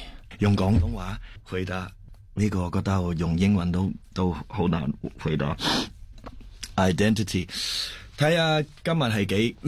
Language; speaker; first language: Cantonese; non-native, fluent; Chinese